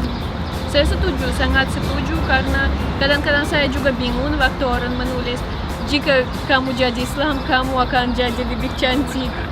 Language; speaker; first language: Indonesian; non-native, learner; Russian